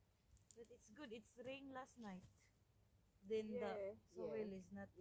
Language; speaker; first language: English; non-native, learner; Cebuano